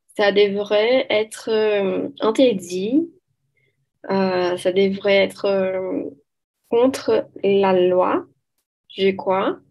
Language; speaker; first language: French; non-native, learner; Portuguese